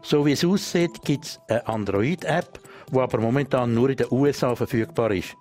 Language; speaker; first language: German; non-native, local second language; Swiss German